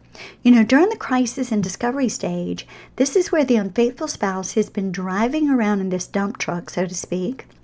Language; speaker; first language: English; native; English